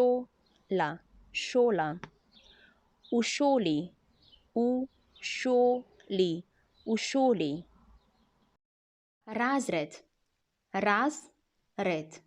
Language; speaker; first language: Slovenian; non-native, learner; Chinese